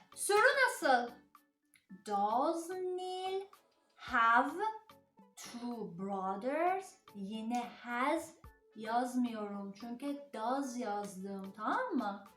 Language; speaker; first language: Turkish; non-native, learner; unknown